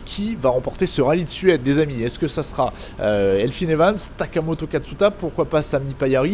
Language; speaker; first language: French; native; French